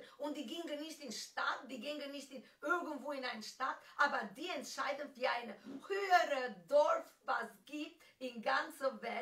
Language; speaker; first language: German; non-native, fluent; Albanian